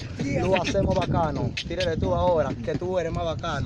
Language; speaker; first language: Spanish; native; Spanish